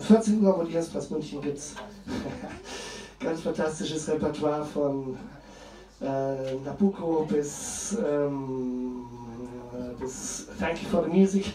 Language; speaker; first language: German; native; German